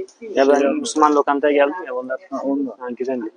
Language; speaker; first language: Turkish; non-native, fluent; Hindi